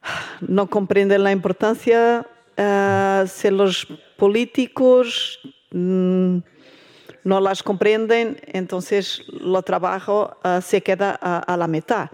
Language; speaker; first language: Spanish; non-native, learner; Portuguese